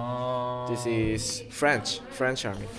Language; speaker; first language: English; non-native, learner; Korean